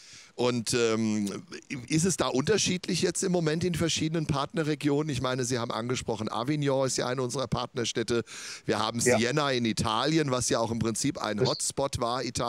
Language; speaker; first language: German; native; German